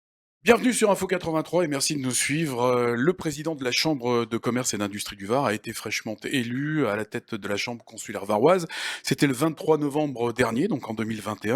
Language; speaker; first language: French; native; French